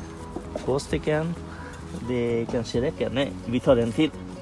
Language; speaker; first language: Swedish; non-native, fluent; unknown